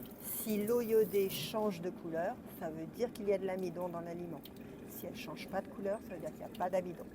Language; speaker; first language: French; native; French